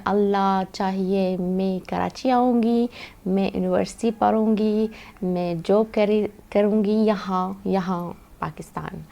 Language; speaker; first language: Hindi; non-native, learner; Arabic